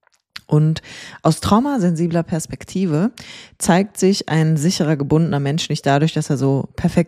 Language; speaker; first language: German; native; German